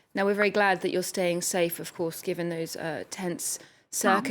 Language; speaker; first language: English; non-native, fluent; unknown